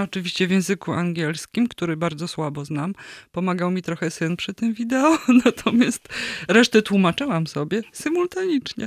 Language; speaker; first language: Polish; native; Polish